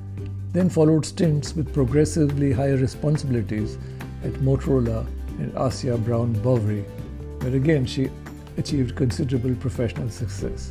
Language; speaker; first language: English; non-native, local second language; Kannada